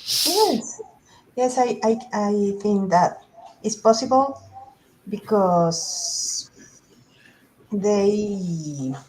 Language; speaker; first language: English; non-native, learner; Spanish